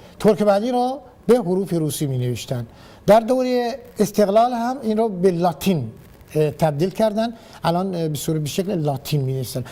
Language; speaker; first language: Persian; non-native, local second language; Turkmen